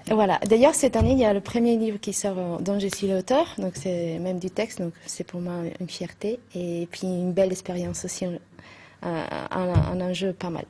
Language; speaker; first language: French; non-native, fluent; Italian